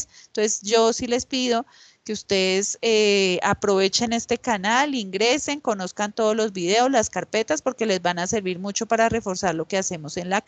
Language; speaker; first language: Spanish; native; Spanish